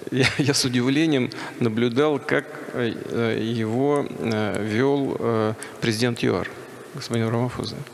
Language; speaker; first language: Russian; native; Russian